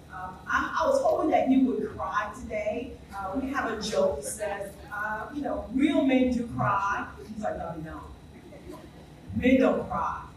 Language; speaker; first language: English; native; English